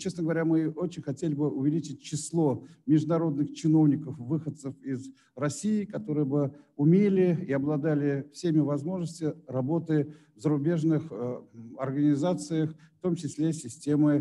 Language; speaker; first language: Russian; native; Russian